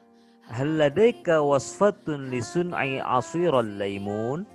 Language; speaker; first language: Arabic; non-native, fluent; Indonesian